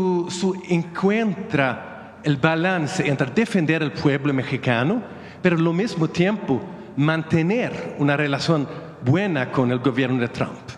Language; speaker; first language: Spanish; non-native, learner; Swedish